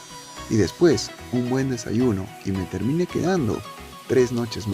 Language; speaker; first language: Spanish; native; Spanish